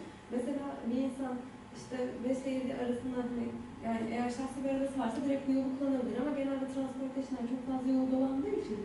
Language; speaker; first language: Turkish; native; Turkish